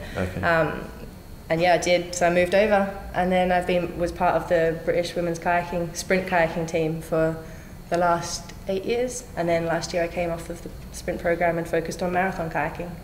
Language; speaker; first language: English; native; English